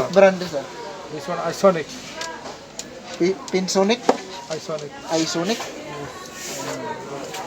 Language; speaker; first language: English; non-native, learner; Filipino